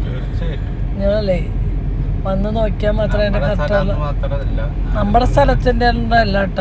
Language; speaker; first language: Malayalam; native; Malayalam